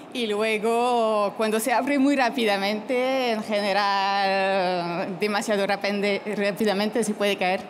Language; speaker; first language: Spanish; non-native, fluent; French